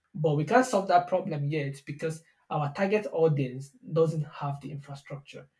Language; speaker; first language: English; non-native, local second language; Yoruba